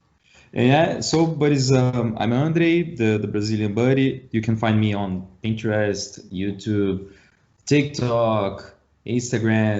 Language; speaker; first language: English; non-native, learner; Portuguese